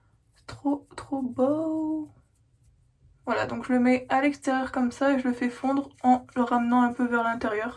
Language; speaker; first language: French; native; French